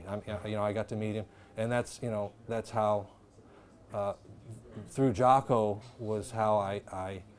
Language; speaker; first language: English; native; English